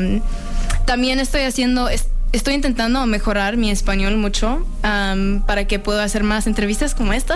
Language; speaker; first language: Spanish; non-native, learner; English